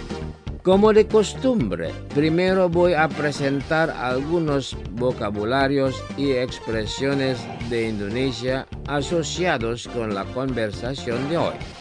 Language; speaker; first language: Spanish; non-native, fluent; Indonesian